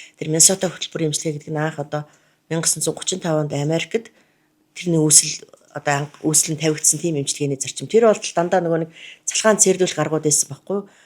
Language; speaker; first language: Mongolian; native; Mongolian